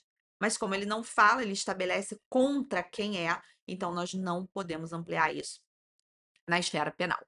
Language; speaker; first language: Portuguese; native; Portuguese